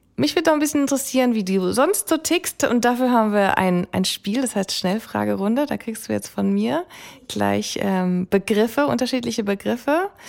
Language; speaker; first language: German; native; German